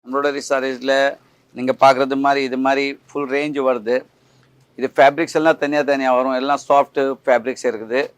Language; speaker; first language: Tamil; non-native, learner; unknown